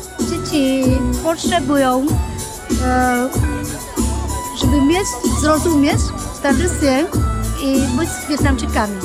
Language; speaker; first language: Polish; non-native, learner; Vietnamese